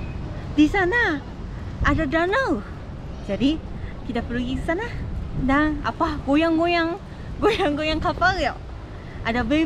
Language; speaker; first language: Indonesian; non-native, fluent; Japanese